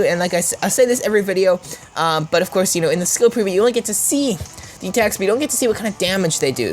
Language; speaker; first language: English; native; English